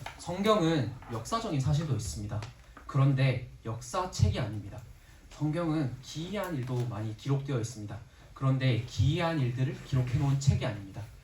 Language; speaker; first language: Korean; native; Korean